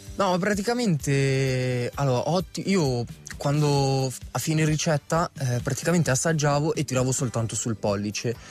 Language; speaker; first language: Italian; early bilingual, other home language; Romanian